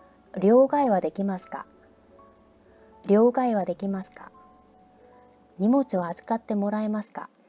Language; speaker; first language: Japanese; non-native, fluent; Korean